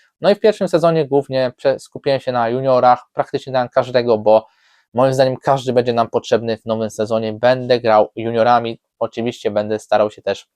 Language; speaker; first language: Polish; native; Polish